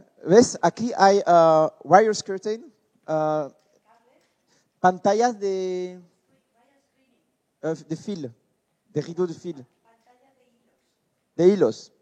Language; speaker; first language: Spanish; non-native, learner; French